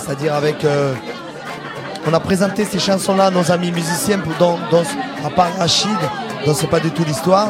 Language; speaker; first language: French; native; French